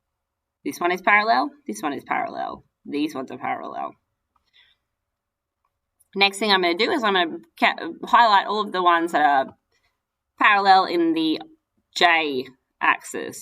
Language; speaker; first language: English; native; English